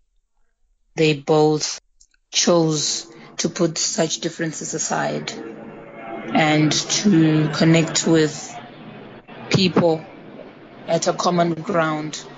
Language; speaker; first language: English; early bilingual, other home language; Shona